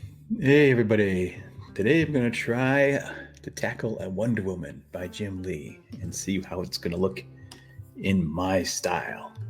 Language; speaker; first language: English; native; English